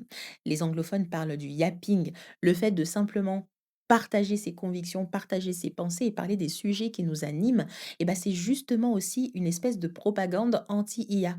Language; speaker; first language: French; native; French